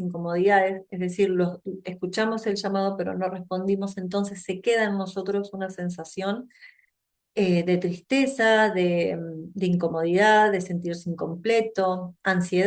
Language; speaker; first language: Spanish; native; Spanish